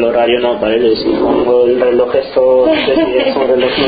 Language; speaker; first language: Spanish; non-native, fluent; Romanian